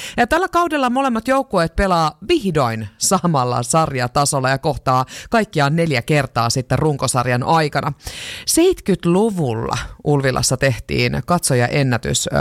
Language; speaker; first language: Finnish; native; Finnish